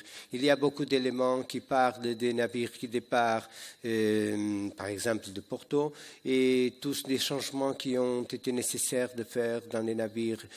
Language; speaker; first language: French; non-native, fluent; Portuguese